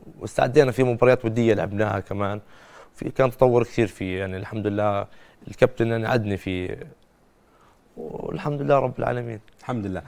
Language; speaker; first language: Arabic; native; Arabic